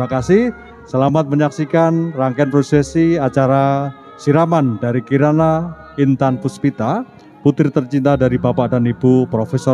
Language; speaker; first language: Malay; non-native, local second language; Javanese